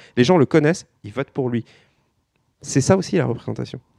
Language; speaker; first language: French; native; French